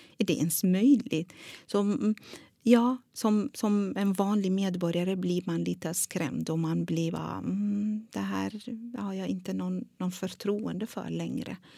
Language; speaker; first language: Swedish; non-native, fluent; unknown